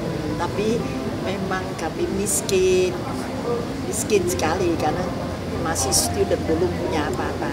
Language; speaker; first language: Indonesian; non-native, fluent; Vietnamese